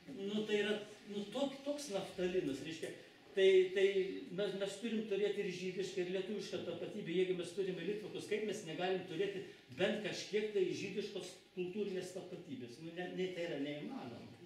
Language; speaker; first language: Lithuanian; native; Lithuanian